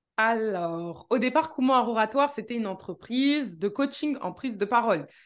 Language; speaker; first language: French; native; French